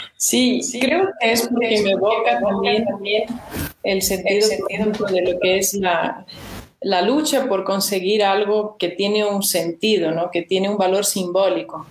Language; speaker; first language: Spanish; non-native, fluent; Portuguese